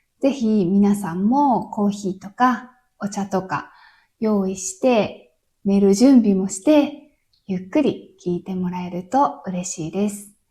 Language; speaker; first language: Japanese; native; Japanese